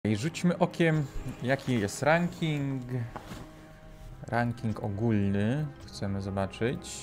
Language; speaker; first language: Polish; native; Polish